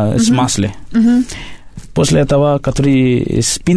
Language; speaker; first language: Russian; non-native, learner; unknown